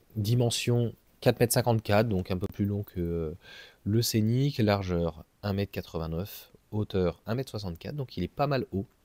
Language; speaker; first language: French; native; French